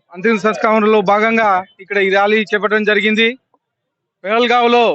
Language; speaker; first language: Telugu; native; Telugu